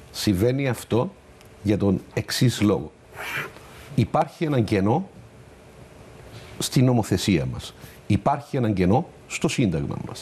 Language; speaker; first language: Greek; native; Greek